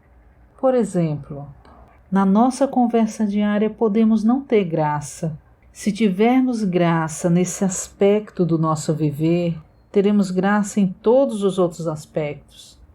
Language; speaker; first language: Portuguese; native; Portuguese